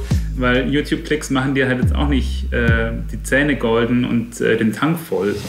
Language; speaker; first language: German; native; German